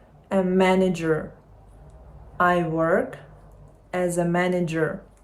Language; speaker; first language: English; non-native, fluent; Ukrainian